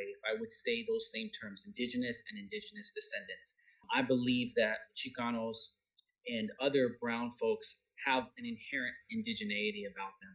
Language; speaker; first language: English; native; English